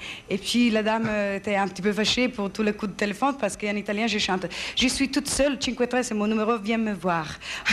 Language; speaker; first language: French; non-native, fluent; Italian